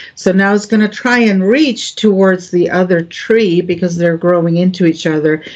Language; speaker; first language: English; non-native, fluent; Greek